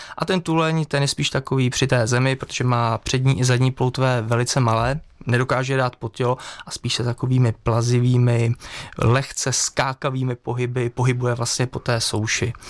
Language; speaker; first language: Czech; native; Czech